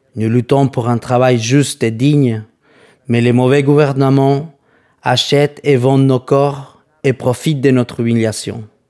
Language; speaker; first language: French; non-native, fluent; Spanish